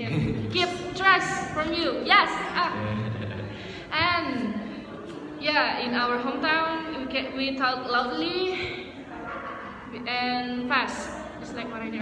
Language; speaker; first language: English; non-native, learner; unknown